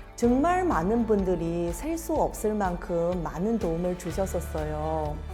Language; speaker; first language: Korean; non-native, fluent; Chinese